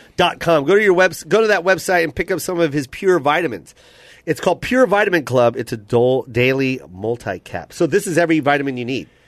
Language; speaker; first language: English; native; English